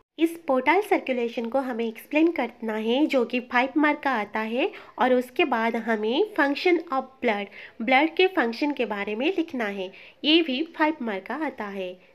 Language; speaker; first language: Hindi; non-native, local second language; Bangla